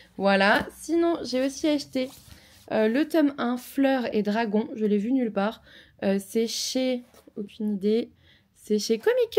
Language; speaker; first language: French; native; French